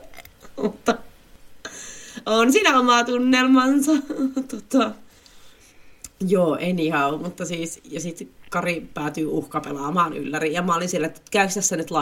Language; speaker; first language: Finnish; native; Finnish